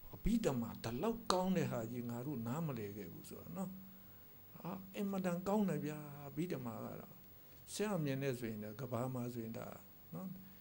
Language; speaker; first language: Burmese; native; Burmese